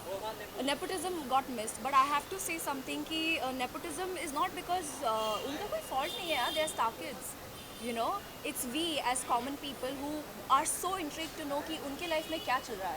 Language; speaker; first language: Hindi; native; Hindi